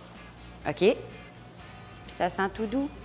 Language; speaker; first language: French; native; French